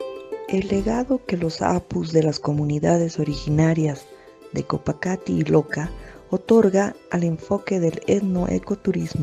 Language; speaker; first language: Spanish; native; Spanish